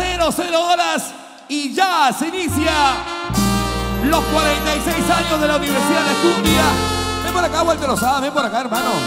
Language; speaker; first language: Spanish; native; Spanish